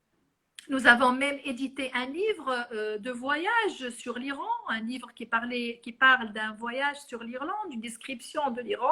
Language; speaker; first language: French; non-native, local second language; Arabic